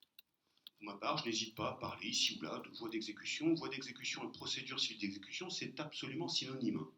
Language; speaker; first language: French; native; French